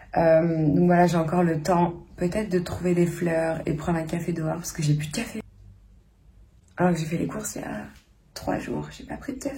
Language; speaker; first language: French; native; French